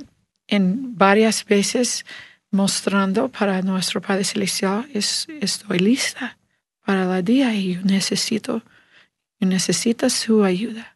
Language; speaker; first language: Spanish; non-native, learner; English